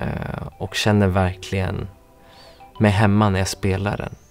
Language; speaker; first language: Swedish; early bilingual, other home language; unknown